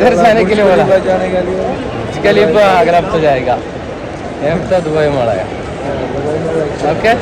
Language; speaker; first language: Hindi; non-native, local second language; Malayalam